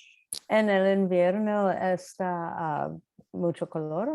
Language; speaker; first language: Spanish; non-native, learner; English